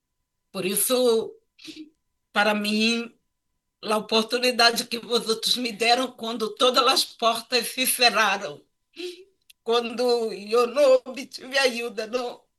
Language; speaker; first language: Portuguese; non-native, learner; Spanish